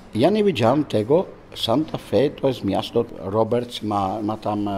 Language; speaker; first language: Polish; non-native, learner; Dutch